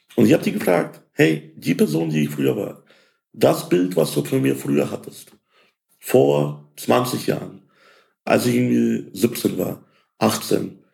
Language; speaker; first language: German; early bilingual, other home language; Ukrainian